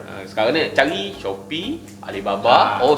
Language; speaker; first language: Malay; native; Malay